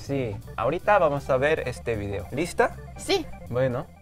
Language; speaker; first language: Spanish; non-native, learner; Korean